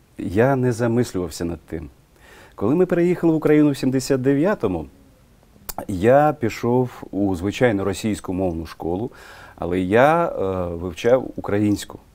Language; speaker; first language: Ukrainian; non-native, local second language; Russian